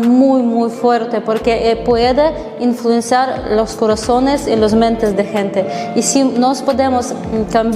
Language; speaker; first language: Spanish; non-native, fluent; Ukrainian